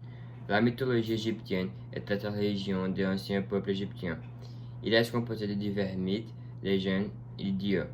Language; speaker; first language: French; non-native, learner; Portuguese